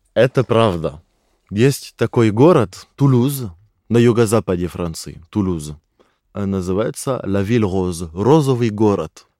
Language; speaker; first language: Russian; non-native, fluent; French